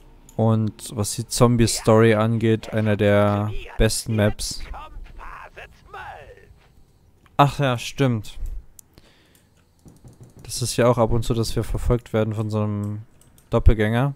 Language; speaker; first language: German; native; German